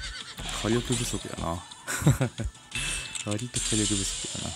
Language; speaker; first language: Japanese; native; Japanese